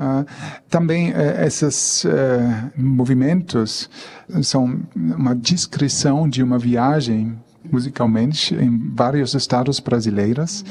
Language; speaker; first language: Portuguese; non-native, fluent; German